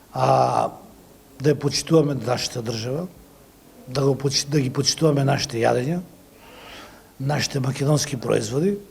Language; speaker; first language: Macedonian; non-native, local second language; Serbian